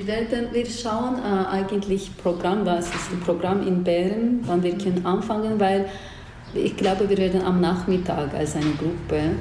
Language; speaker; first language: German; non-native, learner; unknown